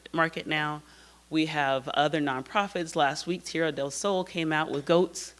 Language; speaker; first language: English; native; English